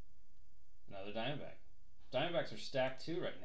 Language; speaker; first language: English; native; English